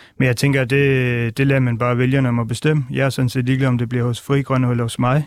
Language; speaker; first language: Danish; early bilingual, other home language; Punjabi